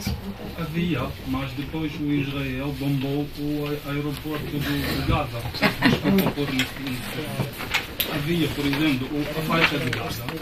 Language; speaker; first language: Portuguese; non-native, fluent; Arabic